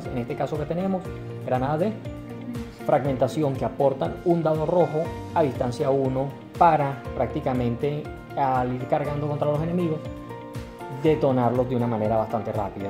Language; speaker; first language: Spanish; native; Spanish